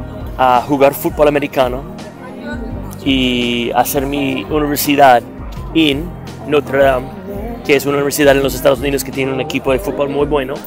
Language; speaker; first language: Spanish; non-native, fluent; English